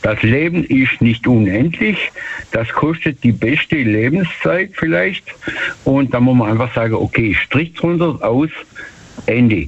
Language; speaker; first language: German; native; German